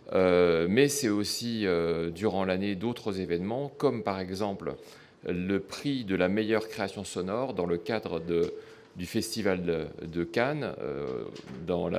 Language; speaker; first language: French; native; French